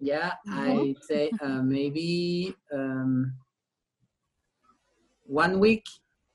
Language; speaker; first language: English; non-native, learner; French